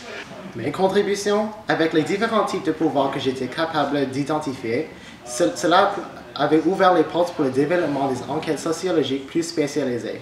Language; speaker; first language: French; non-native, learner; English